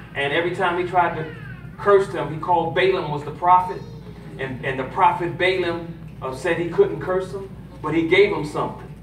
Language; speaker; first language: English; native; English